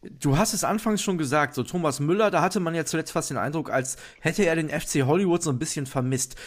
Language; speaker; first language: German; native; German